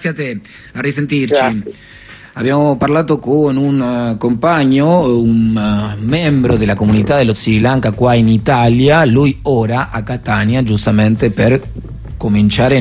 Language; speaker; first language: Italian; native; Italian